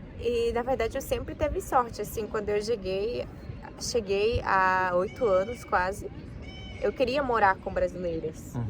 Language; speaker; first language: Portuguese; non-native, fluent; Spanish